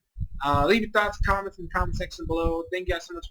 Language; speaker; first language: English; native; English